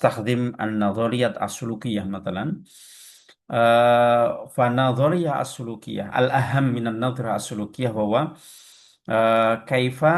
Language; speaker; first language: Arabic; non-native, fluent; Indonesian